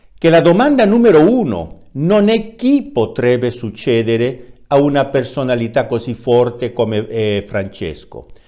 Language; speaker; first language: Italian; non-native, fluent; Spanish